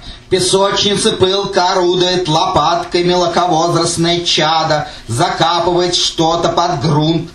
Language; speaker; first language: Russian; native; Russian